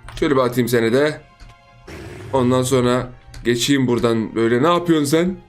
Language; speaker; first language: Turkish; native; Turkish